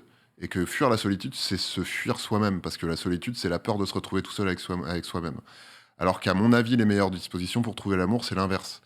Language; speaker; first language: French; native; French